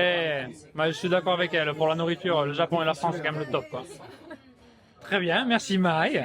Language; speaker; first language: French; native; French